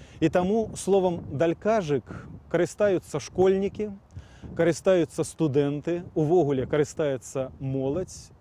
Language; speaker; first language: Belarusian; native; Belarusian